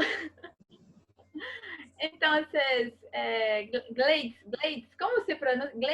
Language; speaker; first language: Spanish; non-native, learner; Portuguese